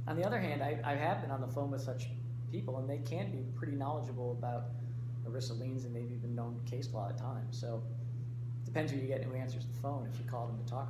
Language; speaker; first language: English; native; English